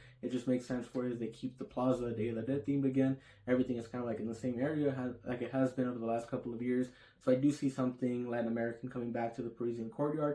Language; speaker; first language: English; native; English